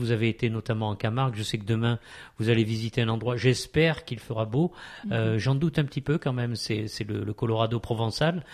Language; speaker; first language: French; native; French